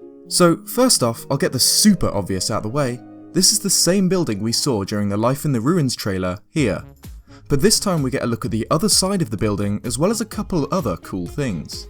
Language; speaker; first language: English; native; English